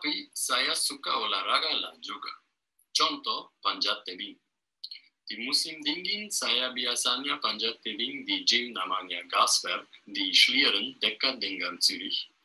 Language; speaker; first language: Indonesian; non-native, learner; German